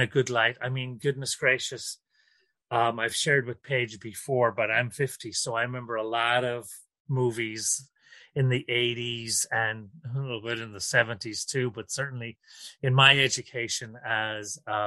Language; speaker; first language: English; native; English